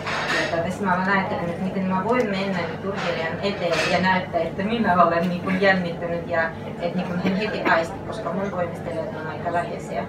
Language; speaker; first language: Finnish; non-native, fluent; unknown